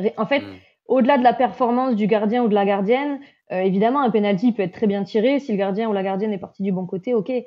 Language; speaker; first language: French; native; French